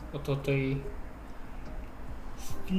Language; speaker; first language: Japanese; non-native, learner; English